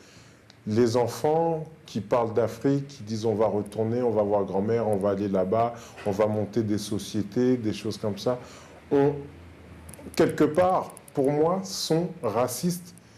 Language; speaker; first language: French; native; French